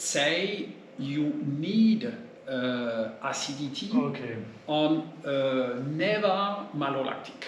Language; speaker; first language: English; non-native, learner; French